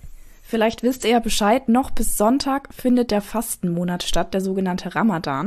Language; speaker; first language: German; native; German